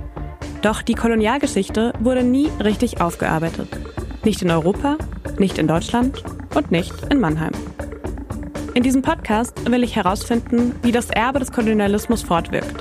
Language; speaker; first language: German; native; German